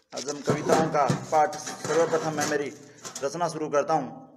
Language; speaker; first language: Hindi; native; Hindi